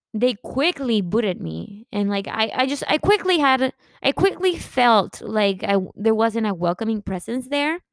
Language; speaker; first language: English; early bilingual, other home language; Spanish